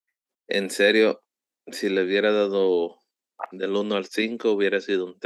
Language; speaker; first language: Spanish; early bilingual, heritage; Spanish